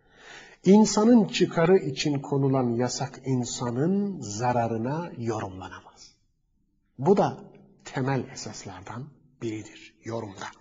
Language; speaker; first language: Turkish; native; Turkish